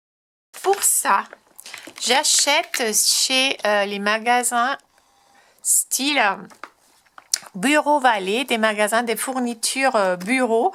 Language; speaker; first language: French; non-native, fluent; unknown